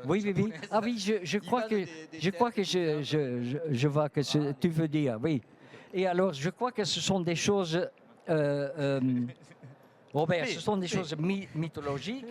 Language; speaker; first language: French; non-native, fluent; Dutch